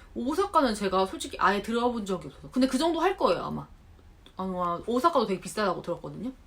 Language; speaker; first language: Korean; native; Korean